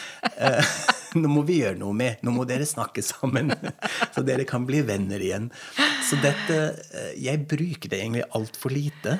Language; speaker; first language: Norwegian; non-native, fluent; German